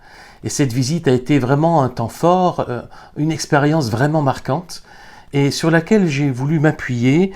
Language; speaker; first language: French; native; French